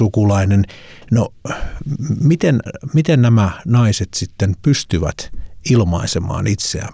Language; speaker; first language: Finnish; native; Finnish